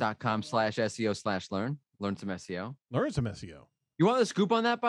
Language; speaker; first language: English; native; English